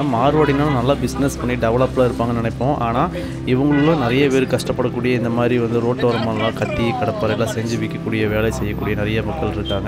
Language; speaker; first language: Tamil; native; Tamil